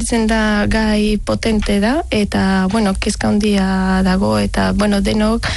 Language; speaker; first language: Basque; non-native, learner; Spanish